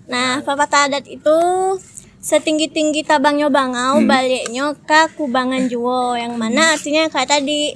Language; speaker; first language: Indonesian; non-native, local second language; Minangkabau